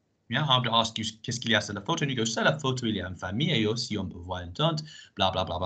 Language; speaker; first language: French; non-native, fluent; English